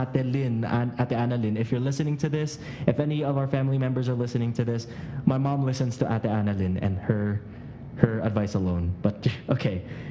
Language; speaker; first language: English; non-native, local second language; Filipino